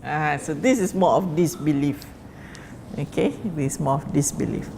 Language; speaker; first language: English; non-native, local second language; Malay